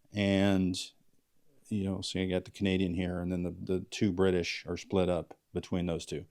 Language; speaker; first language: English; native; English